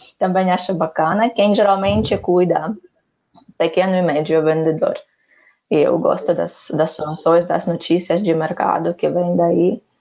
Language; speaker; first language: Portuguese; non-native, fluent; Ukrainian